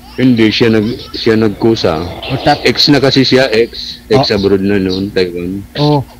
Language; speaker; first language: Filipino; non-native, local second language; Iloko